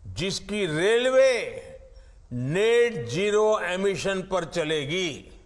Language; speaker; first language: Hindi; non-native, local second language; Gujarati